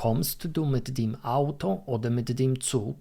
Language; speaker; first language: German; non-native, fluent; Polish